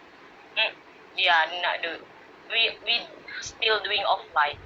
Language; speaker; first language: English; non-native, learner; Indonesian